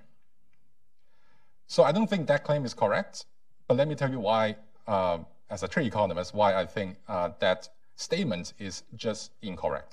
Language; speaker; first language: English; non-native, local second language; Cantonese